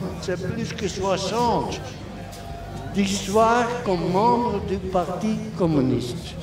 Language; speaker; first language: French; non-native, local second language; Dutch